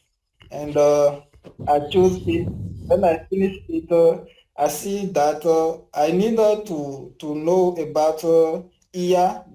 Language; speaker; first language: English; non-native, learner; French